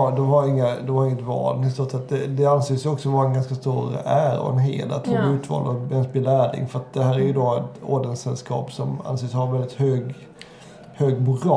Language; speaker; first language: Swedish; native; Swedish